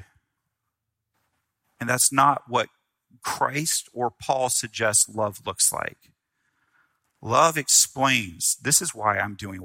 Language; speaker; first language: English; native; English